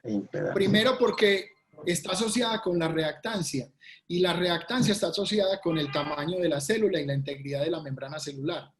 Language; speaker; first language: Spanish; native; Spanish